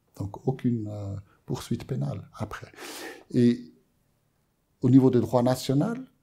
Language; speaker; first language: French; native; French